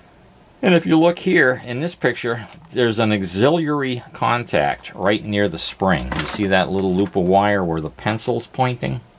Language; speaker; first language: English; native; English